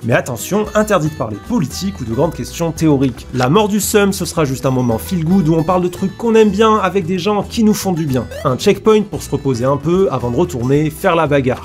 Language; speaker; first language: French; native; French